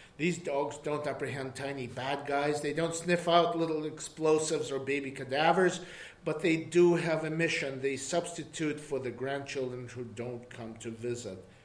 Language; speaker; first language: English; non-native, fluent; Russian